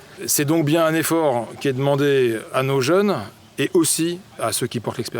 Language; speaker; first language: French; native; French